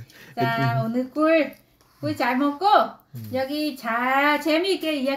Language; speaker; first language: Korean; non-native, local second language; Vietnamese